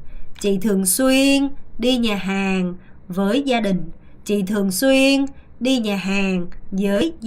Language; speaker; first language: Vietnamese; non-native, fluent; Korean